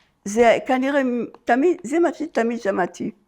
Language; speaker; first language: Hebrew; non-native, fluent; French